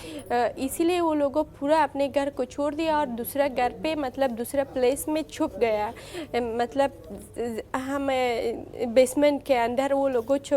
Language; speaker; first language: Hindi; non-native, learner; Persian